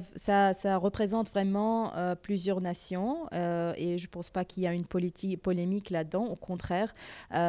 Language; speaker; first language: French; native; French